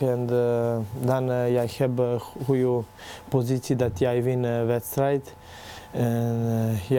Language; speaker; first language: Dutch; non-native, learner; Serbian